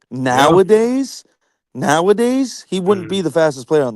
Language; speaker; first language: English; native; English